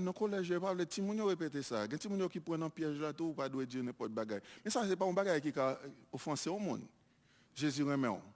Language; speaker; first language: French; non-native, local second language; Haitian Creole